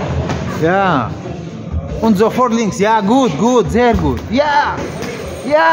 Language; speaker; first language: German; non-native, learner; Russian